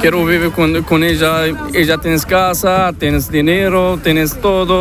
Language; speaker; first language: Spanish; non-native, learner; Arabic